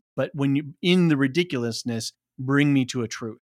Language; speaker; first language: English; native; English